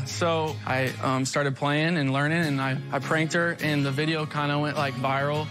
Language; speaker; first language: English; native; English